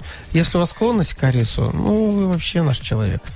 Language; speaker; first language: Russian; native; Russian